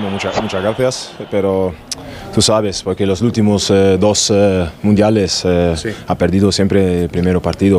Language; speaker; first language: Spanish; non-native, learner; German